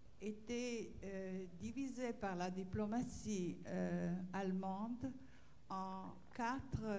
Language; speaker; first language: French; non-native, fluent; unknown